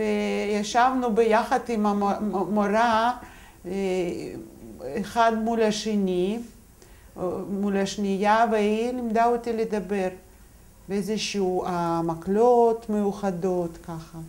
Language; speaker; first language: Hebrew; non-native, fluent; Russian